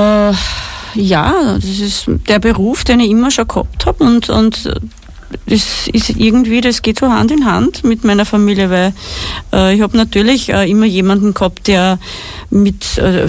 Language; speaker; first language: German; native; German